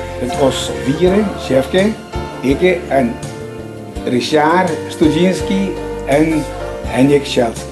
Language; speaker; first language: Dutch; early bilingual, other home language; Polish